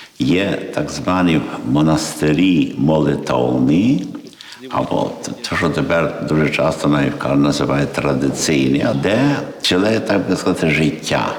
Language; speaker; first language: Ukrainian; early bilingual, heritage; Ukrainian